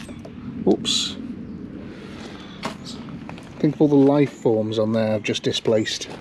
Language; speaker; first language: English; native; English